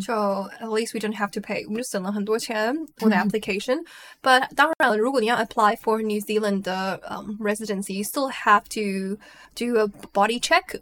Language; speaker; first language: English; non-native, local second language; Chinese